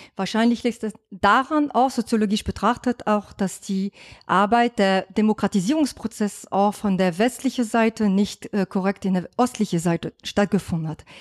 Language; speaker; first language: German; non-native, fluent; French